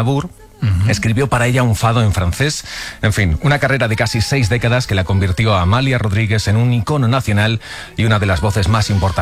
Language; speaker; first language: Spanish; native; Spanish